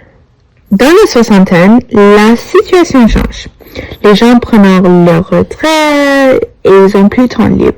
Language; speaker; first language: French; non-native, learner; English